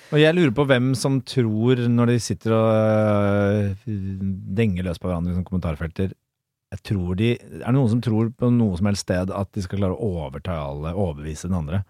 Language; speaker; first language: Norwegian; early bilingual, other home language; Persian